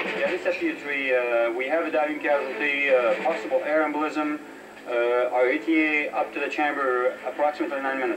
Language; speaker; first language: English; native; English